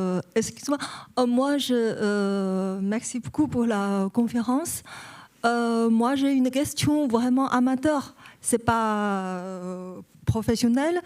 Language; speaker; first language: French; non-native, learner; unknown